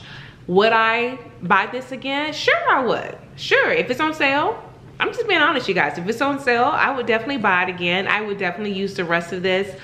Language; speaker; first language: English; native; English